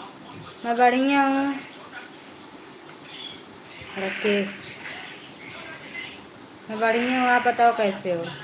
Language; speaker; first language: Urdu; non-native, local second language; Awadhi